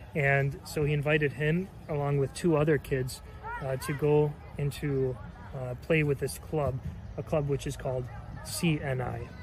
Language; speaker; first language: English; native; English